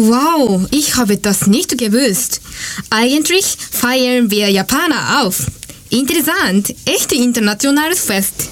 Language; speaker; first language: German; non-native, learner; Japanese